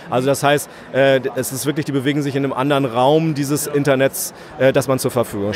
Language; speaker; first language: German; native; German